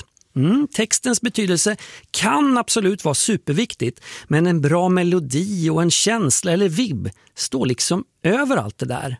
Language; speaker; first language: Swedish; native; Swedish